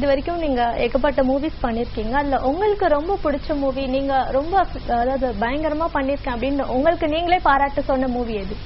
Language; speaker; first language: Tamil; native; Tamil